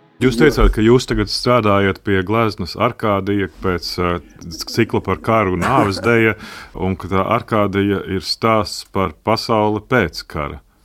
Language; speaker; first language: Latvian; native; Latvian